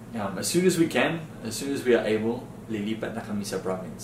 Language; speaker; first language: English; non-native, local second language; Filipino